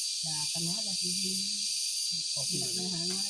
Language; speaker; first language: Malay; non-native, local second language; Sundanese